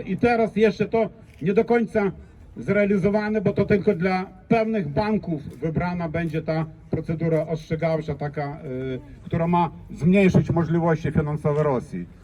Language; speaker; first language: Polish; non-native, fluent; Ukrainian